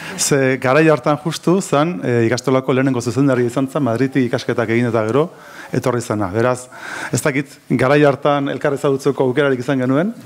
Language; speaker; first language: Basque; native; Basque